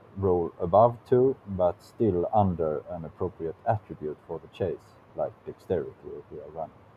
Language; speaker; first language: English; non-native, fluent; Swedish